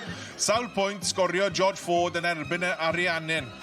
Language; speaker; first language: Welsh; non-native, learner; English